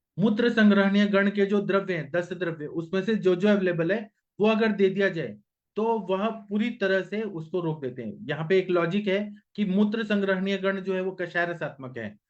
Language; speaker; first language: Hindi; non-native, local second language; Marathi